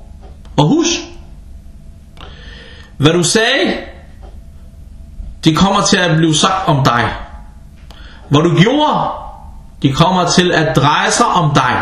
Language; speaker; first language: Danish; non-native, fluent; Arabic